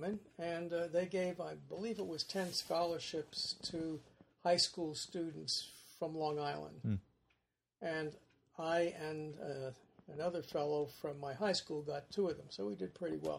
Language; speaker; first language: English; native; English